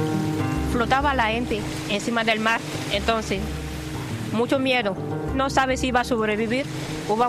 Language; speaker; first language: Spanish; non-native, learner; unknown